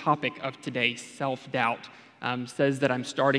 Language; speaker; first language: English; native; English